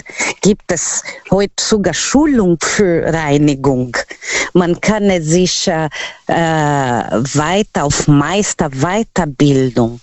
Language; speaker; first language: German; non-native, learner; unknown